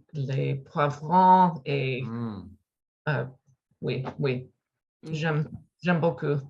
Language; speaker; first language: French; non-native, learner; English